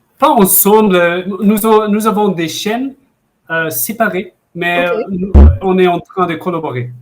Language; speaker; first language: French; early bilingual, heritage; English